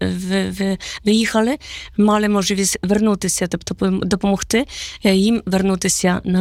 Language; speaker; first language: Polish; non-native, learner; Ukrainian